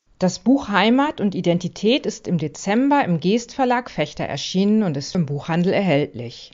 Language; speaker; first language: German; native; German